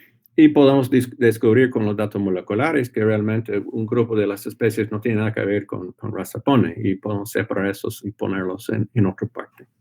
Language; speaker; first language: Spanish; non-native, fluent; English